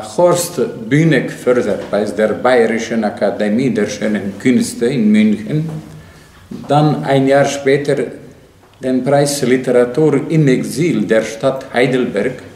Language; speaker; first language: German; non-native, fluent; Serbian